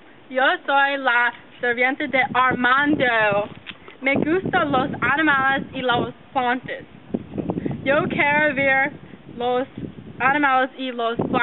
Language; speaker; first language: Spanish; non-native, learner; English